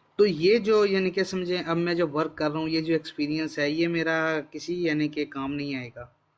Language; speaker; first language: Urdu; non-native, local second language; Punjabi